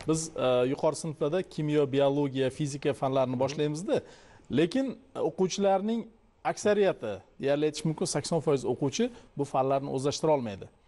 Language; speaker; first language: Uzbek; native; Uzbek